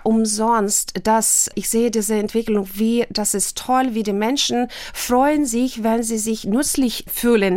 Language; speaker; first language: German; non-native, fluent; Ukrainian